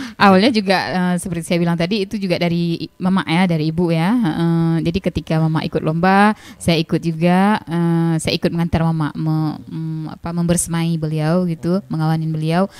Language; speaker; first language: Indonesian; non-native, local second language; Achinese